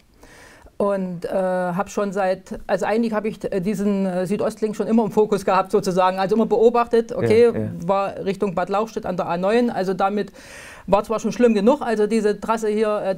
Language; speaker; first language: German; native; German